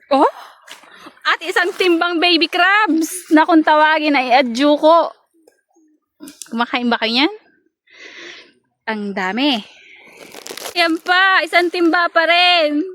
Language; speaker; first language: Filipino; native; Filipino